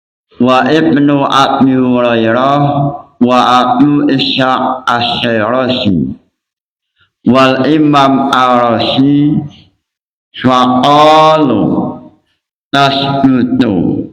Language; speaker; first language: Arabic; non-native, fluent; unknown